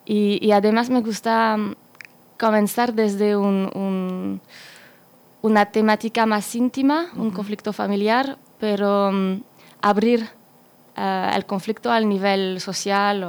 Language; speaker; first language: Spanish; non-native, fluent; French